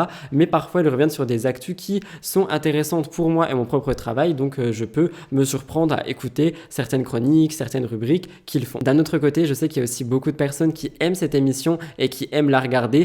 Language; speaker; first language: French; native; French